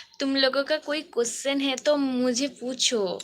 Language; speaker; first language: Hindi; non-native, local second language; Bangla